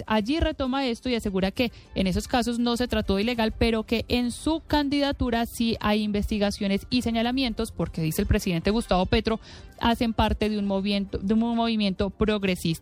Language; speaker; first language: Spanish; native; Spanish